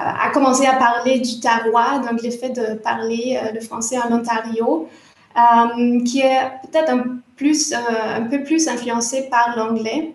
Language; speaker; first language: French; non-native, fluent; German